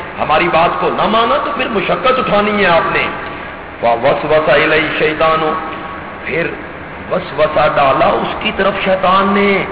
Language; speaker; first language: Urdu; non-native, local second language; Punjabi